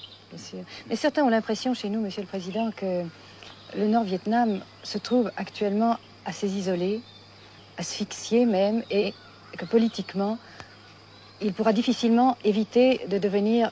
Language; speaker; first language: French; native; French